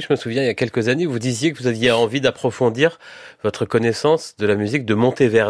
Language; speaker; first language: French; native; French